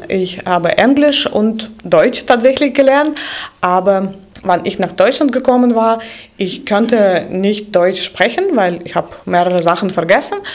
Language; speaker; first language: German; non-native, fluent; Russian